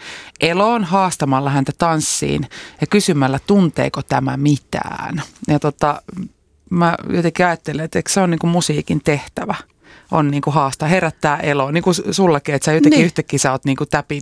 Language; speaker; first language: Finnish; native; Finnish